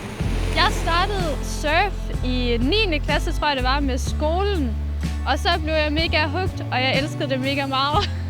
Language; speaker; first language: Danish; native; Danish